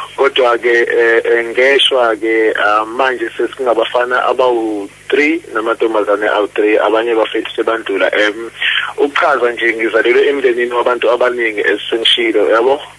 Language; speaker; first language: Zulu; native; Zulu